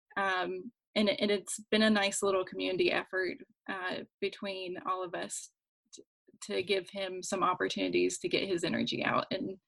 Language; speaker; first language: English; native; English